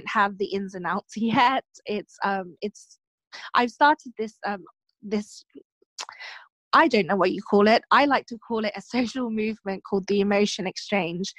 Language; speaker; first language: English; native; English